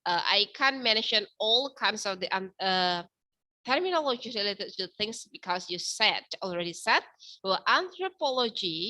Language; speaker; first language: English; non-native, fluent; Indonesian